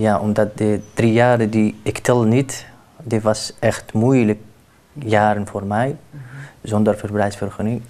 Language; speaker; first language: Dutch; non-native, learner; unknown